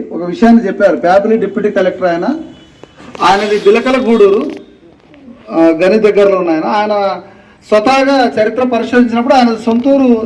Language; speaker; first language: Telugu; native; Telugu